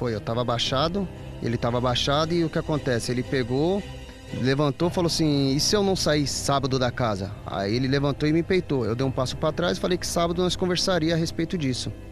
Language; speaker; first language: Portuguese; native; Portuguese